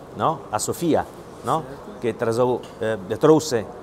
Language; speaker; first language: Portuguese; non-native, fluent; Italian